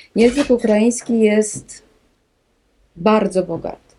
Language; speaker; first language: Polish; native; Polish